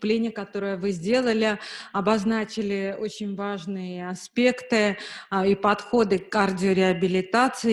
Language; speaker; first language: Russian; native; Russian